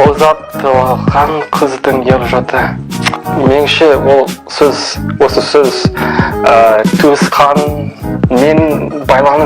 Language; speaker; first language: Kazakh; non-native, fluent; English